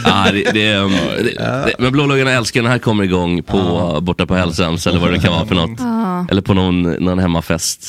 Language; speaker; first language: Swedish; native; Swedish